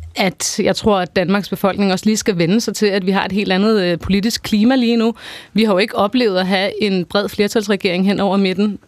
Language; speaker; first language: Danish; early bilingual, other home language; Persian